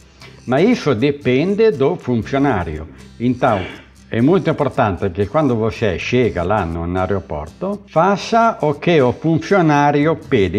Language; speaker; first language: Portuguese; non-native, learner; Italian